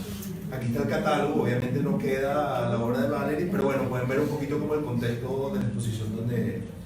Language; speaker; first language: Spanish; native; Spanish